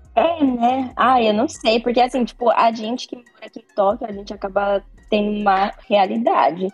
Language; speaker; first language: Portuguese; native; Portuguese